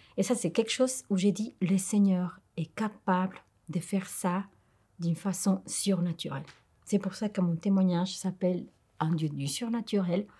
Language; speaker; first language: French; non-native, fluent; Spanish